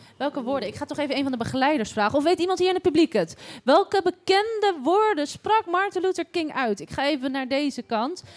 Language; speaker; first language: Dutch; native; Dutch